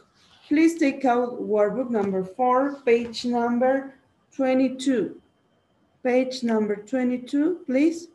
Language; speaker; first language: English; non-native, learner; Spanish